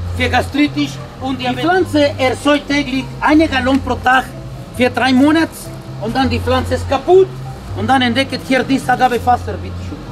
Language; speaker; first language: German; non-native, learner; Spanish